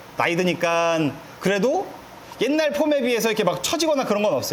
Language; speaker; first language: Korean; native; Korean